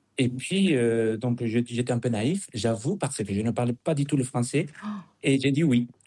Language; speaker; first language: French; non-native, fluent; Spanish